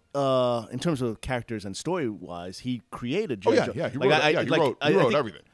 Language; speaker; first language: English; native; English